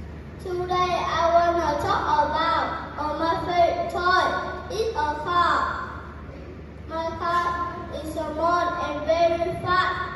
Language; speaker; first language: English; non-native, learner; Vietnamese